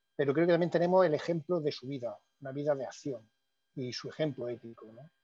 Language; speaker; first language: Spanish; native; Spanish